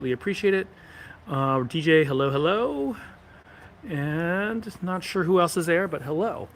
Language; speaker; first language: English; native; English